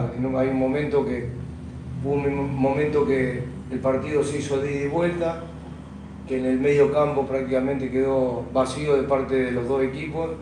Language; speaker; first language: Spanish; native; Spanish